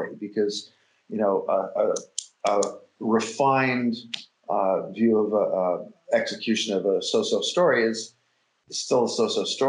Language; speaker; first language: English; native; English